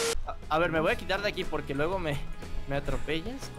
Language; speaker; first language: Spanish; native; Spanish